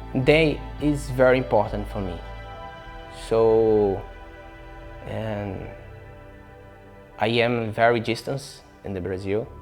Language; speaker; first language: English; non-native, learner; Portuguese